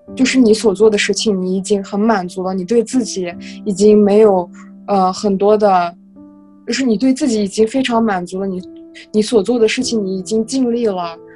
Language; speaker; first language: Chinese; non-native, local second language; Kazakh